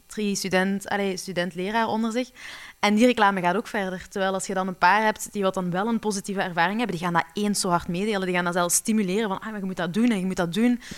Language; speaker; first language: Dutch; early bilingual, other home language; Arabic